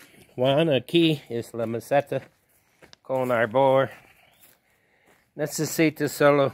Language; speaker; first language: Spanish; non-native, learner; English